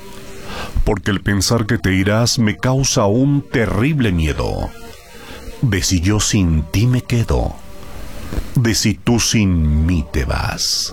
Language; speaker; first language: Spanish; native; Spanish